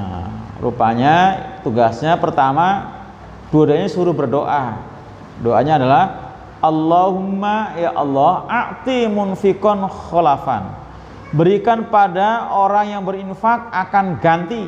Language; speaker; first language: Indonesian; native; Indonesian